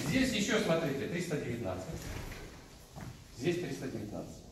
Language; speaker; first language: Russian; non-native, local second language; Kazakh